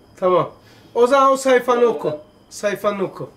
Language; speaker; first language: Turkish; native; Turkish